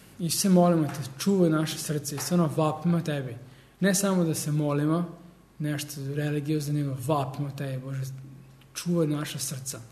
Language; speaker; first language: Serbian; early bilingual, heritage; Serbian